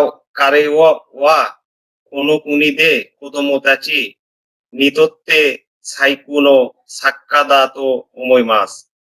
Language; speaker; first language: Japanese; non-native, learner; Bangla